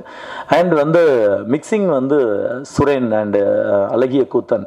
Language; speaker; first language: Tamil; native; Tamil